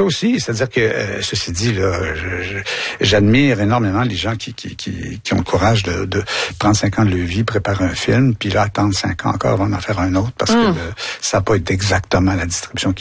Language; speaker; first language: French; native; French